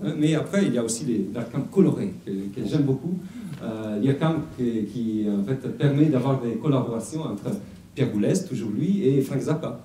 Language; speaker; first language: French; non-native, fluent; Italian